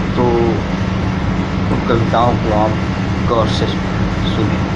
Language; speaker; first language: Hindi; native; Hindi